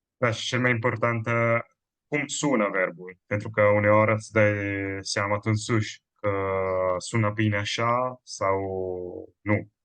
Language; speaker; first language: Romanian; non-native, fluent; Italian